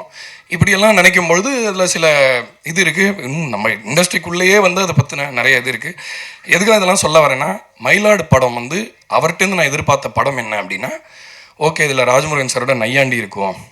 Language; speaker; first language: Tamil; native; Tamil